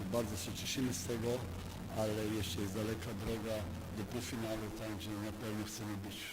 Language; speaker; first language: Polish; non-native, fluent; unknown